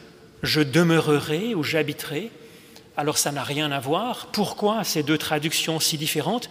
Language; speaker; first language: French; native; French